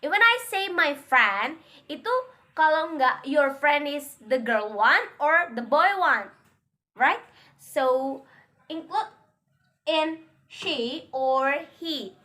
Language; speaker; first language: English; non-native, learner; Indonesian